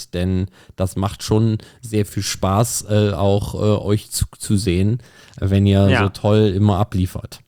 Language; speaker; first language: German; native; German